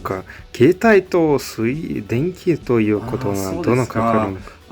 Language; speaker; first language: Japanese; non-native, learner; Portuguese